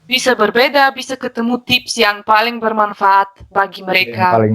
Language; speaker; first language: Indonesian; non-native, fluent; Bulgarian